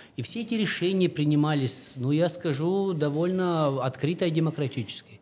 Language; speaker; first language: Russian; non-native, local second language; Latvian